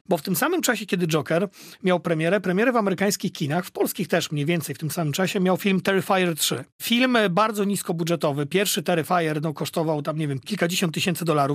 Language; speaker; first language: Polish; native; Polish